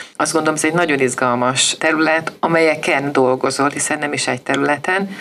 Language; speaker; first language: Hungarian; native; Hungarian